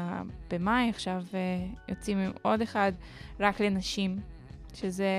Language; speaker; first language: Hebrew; non-native, local second language; Arabic